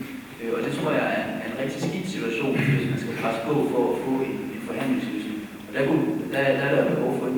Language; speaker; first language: Danish; native; Danish